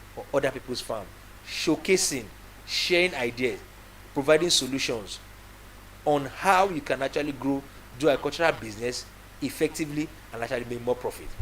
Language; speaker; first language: English; non-native, local second language; Yoruba